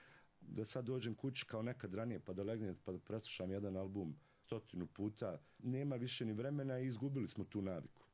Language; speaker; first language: Serbian; native; Serbian